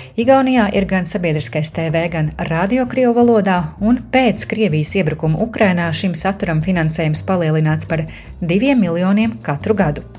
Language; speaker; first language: Latvian; native; Latvian